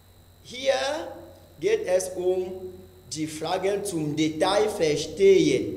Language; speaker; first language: German; non-native, fluent; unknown